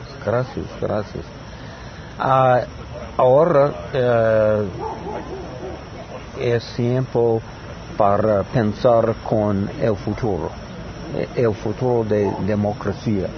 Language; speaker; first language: Spanish; non-native, learner; English